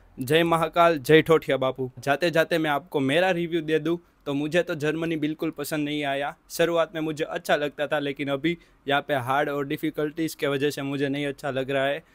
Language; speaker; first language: Hindi; non-native, local second language; Gujarati